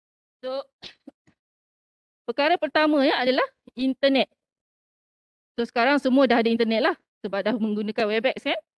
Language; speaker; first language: Malay; native; Malay